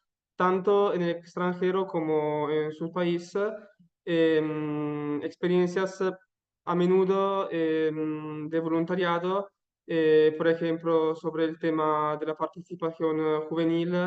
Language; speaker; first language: Spanish; non-native, learner; Italian